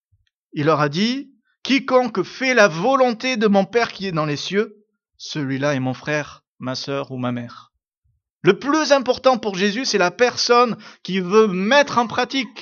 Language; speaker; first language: French; native; French